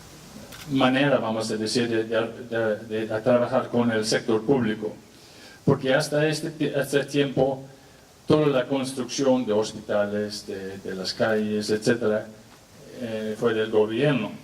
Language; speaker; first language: Spanish; non-native, fluent; English